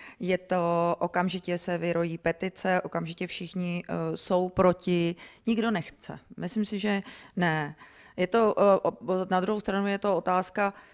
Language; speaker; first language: Czech; native; Czech